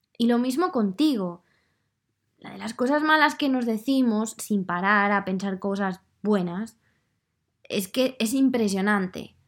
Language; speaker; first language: Spanish; native; Spanish